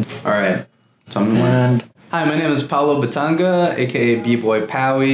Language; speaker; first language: English; non-native, local second language; Filipino